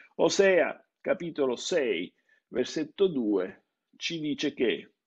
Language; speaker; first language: Italian; native; Italian